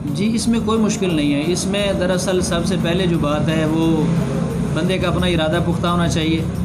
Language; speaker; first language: Urdu; non-native, local second language; Pashto